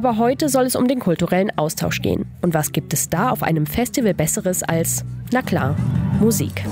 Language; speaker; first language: German; native; German